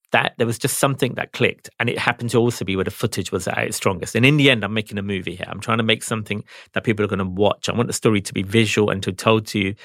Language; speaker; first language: English; native; English